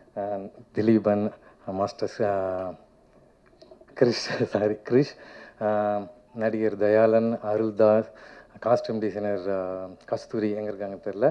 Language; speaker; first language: Tamil; native; Tamil